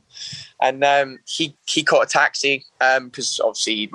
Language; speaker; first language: English; native; English